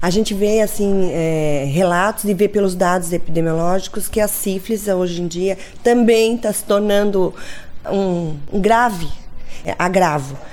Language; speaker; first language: Portuguese; native; Portuguese